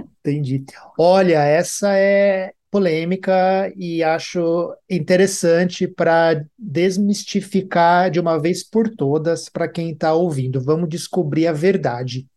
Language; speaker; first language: Portuguese; native; Portuguese